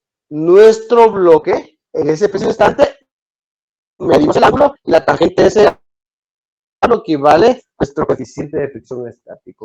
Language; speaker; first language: Spanish; native; Spanish